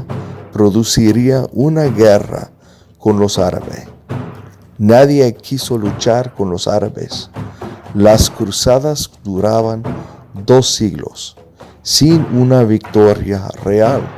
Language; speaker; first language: Spanish; non-native, fluent; English